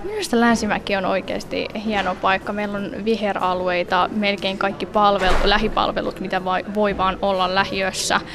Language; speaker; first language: Finnish; early bilingual, other home language; Somali